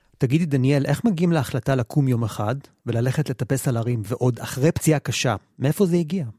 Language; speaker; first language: Hebrew; native; Hebrew